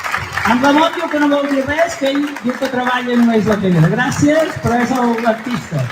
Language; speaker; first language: Catalan; native; Catalan